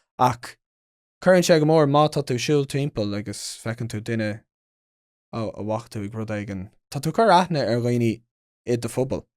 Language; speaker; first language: Irish; non-native, local second language; English